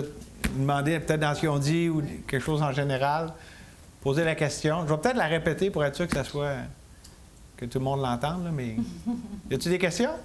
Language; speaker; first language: French; native; French